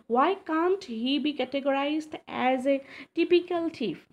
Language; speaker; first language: English; non-native, local second language; Assamese